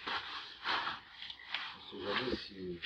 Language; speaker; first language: French; native; French